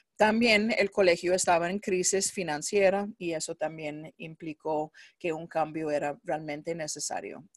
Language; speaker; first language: Spanish; non-native, fluent; English